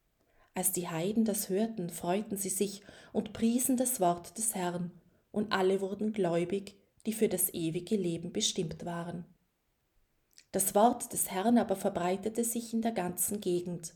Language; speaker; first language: German; native; German